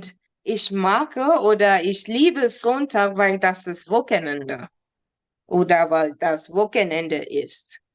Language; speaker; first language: German; non-native, learner; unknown